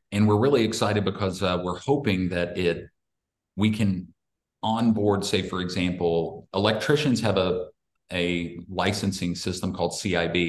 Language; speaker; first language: English; native; English